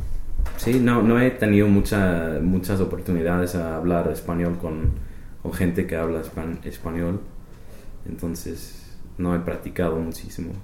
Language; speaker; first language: Spanish; non-native, fluent; English